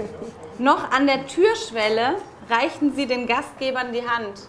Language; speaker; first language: German; native; German